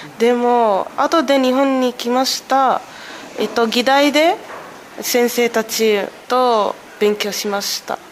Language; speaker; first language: Japanese; non-native, learner; Arabic